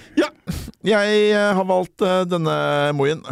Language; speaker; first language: Norwegian; native; Norwegian